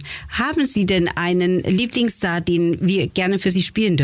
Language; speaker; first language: German; native; German